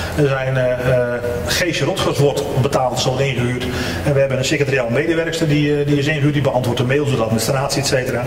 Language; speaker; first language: Dutch; native; Dutch